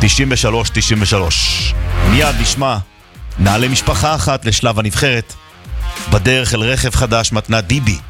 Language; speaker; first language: Hebrew; native; Hebrew